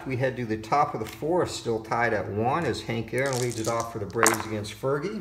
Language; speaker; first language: English; native; English